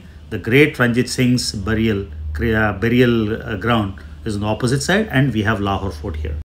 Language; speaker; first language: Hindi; non-native, local second language; Telugu